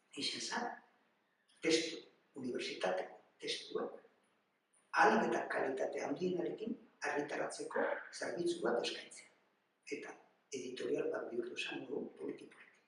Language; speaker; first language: Basque; native; Basque